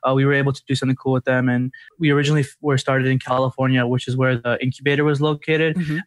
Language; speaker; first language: English; native; English